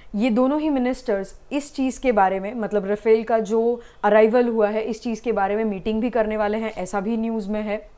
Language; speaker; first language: Hindi; non-native, local second language; Gujarati